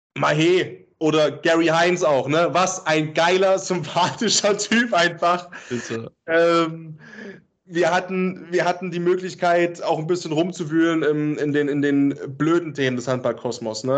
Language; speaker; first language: German; native; German